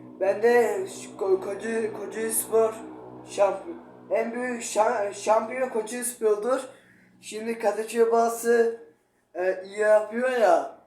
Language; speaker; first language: Turkish; non-native, learner; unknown